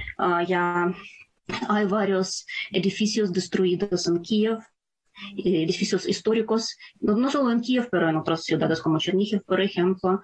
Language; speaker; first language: Spanish; non-native, fluent; Ukrainian